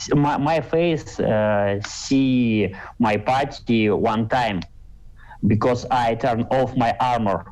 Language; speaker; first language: English; non-native, learner; Russian